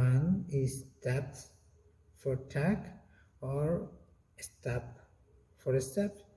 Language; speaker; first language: English; non-native, learner; Spanish